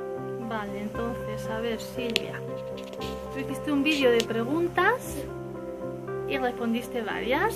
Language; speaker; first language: Spanish; native; Spanish